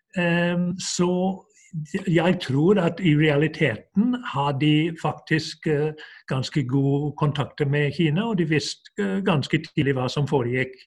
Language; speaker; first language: Norwegian; non-native, fluent; English